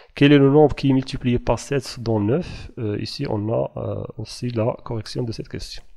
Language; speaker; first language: French; non-native, local second language; Arabic